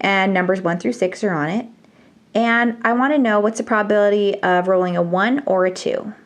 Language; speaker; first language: English; native; English